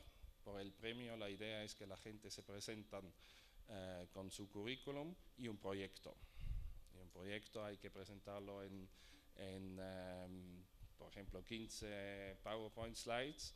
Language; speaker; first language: Spanish; non-native, fluent; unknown